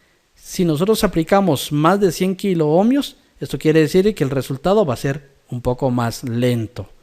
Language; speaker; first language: Spanish; native; Spanish